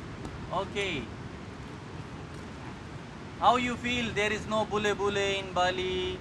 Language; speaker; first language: English; non-native, learner; Urdu